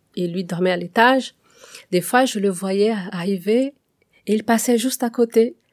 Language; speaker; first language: French; non-native, fluent; Portuguese